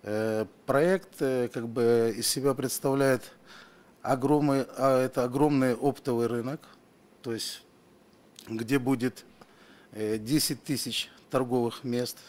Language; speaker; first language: Russian; native; Russian